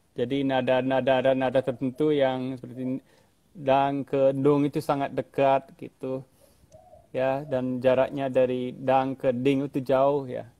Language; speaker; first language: Indonesian; non-native, fluent; English